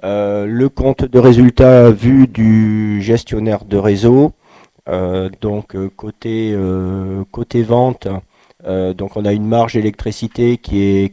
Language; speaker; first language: French; native; French